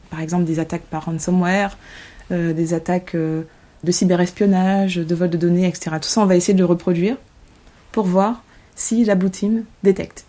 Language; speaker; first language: French; native; French